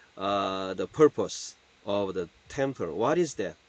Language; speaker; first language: English; non-native, fluent; Korean